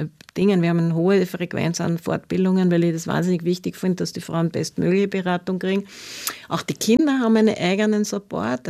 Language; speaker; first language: German; native; German